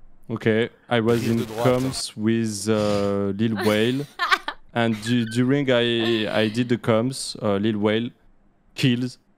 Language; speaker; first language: English; non-native, learner; French